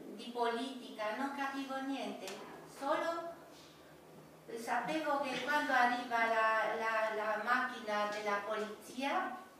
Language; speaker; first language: Italian; non-native, fluent; Romanian